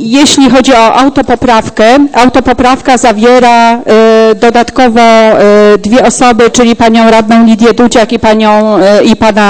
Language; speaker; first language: Polish; native; Polish